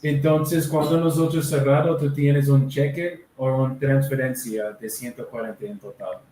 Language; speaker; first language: Spanish; non-native, learner; English